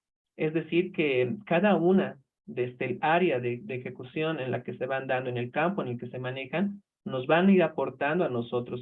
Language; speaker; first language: Spanish; native; Spanish